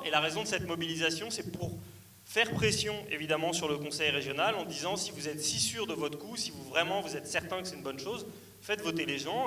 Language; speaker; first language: French; native; French